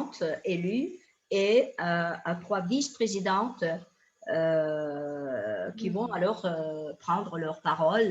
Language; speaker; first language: French; non-native, fluent; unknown